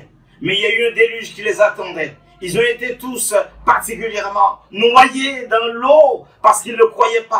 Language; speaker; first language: French; non-native, local second language; Haitian Creole